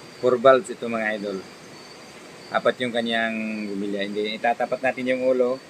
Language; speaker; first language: Filipino; non-native, local second language; Cebuano